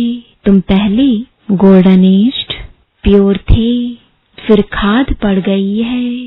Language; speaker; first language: Hindi; native; Hindi